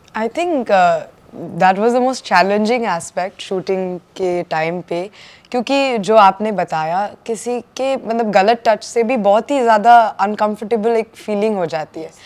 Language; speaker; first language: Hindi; non-native, local second language; Assamese